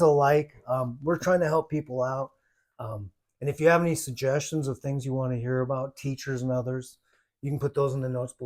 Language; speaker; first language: English; native; English